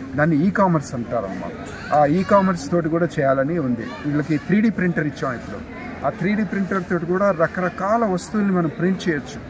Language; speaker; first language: Telugu; native; Telugu